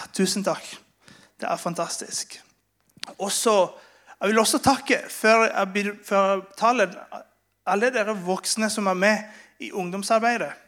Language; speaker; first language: Norwegian; non-native, fluent; Spanish